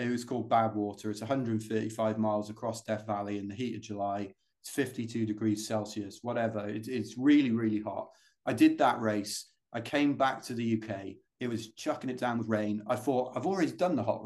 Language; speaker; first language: English; native; English